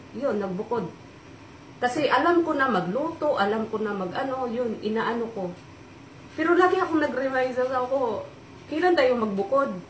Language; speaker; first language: Filipino; non-native, local second language; Cebuano